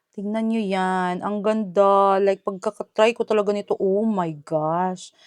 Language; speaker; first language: Filipino; non-native, local second language; Hiligaynon